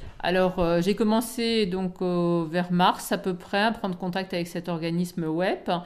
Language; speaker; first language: French; native; French